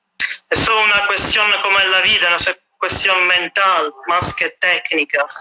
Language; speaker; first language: Spanish; non-native, fluent; Italian